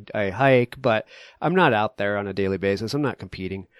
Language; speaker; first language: English; native; English